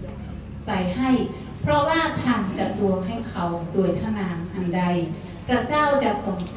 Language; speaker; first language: Thai; native; Thai